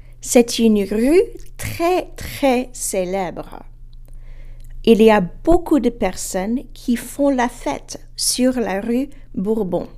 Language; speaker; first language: French; non-native, fluent; English